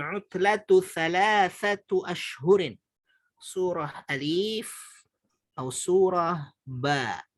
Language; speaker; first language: Arabic; non-native, fluent; Indonesian